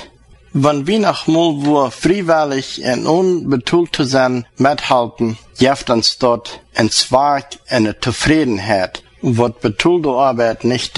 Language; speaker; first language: German; non-native, learner; Plautdietsch